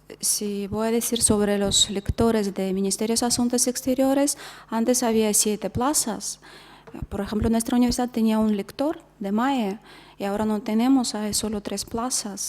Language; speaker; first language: Spanish; non-native, fluent; Russian